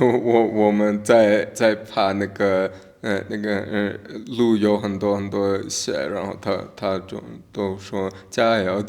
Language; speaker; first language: Chinese; non-native, learner; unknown